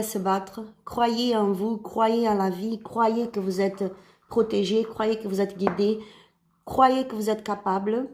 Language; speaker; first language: French; non-native, learner; Spanish